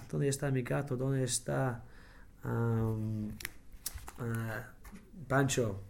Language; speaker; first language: Spanish; non-native, learner; English